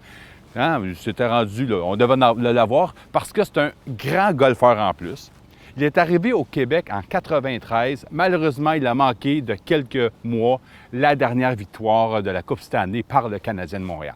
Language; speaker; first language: French; native; French